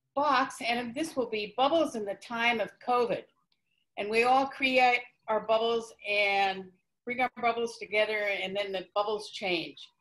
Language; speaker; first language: English; native; English